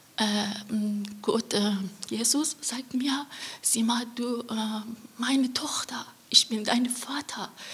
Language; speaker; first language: German; non-native, learner; Persian